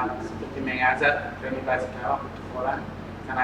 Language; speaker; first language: Indonesian; non-native, fluent; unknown